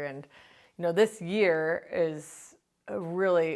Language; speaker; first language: English; native; English